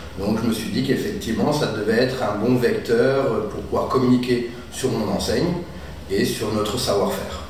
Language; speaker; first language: French; native; French